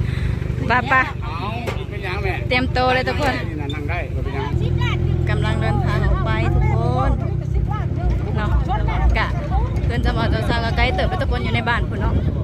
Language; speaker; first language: Thai; non-native, local second language; Lao